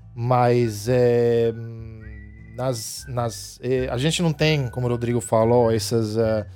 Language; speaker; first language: Portuguese; non-native, fluent; Italian